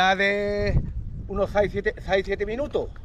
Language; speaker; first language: Spanish; native; Spanish